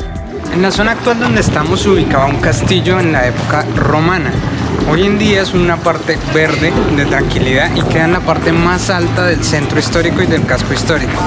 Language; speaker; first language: Spanish; native; Spanish